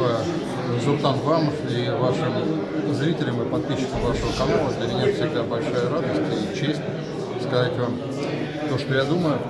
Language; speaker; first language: Russian; native; Russian